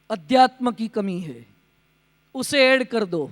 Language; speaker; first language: Hindi; non-native, local second language; Gujarati